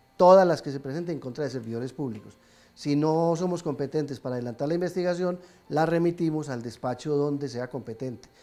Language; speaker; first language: Spanish; native; Spanish